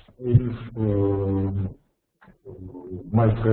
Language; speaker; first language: English; non-native, learner; Russian